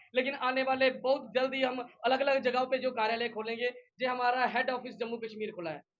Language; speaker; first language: Hindi; non-native, local second language; Dogri